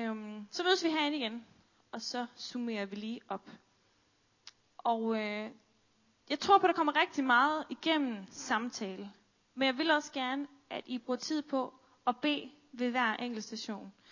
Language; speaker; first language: Danish; native; Danish